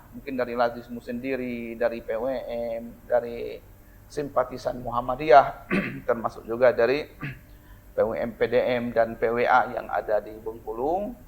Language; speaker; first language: Indonesian; non-native, local second language; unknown